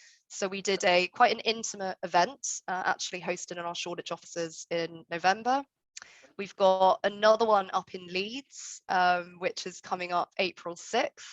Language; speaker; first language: English; native; English